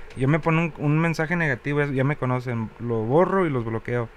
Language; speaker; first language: Spanish; native; Spanish